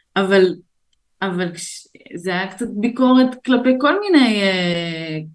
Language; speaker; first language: Hebrew; early bilingual, other home language; Russian